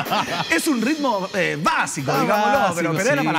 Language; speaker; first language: Spanish; native; Spanish